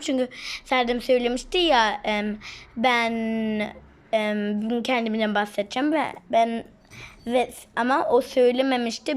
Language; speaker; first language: Turkish; non-native, learner; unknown